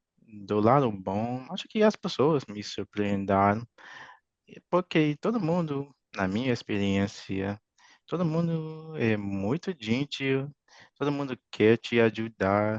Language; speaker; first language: Portuguese; non-native, fluent; English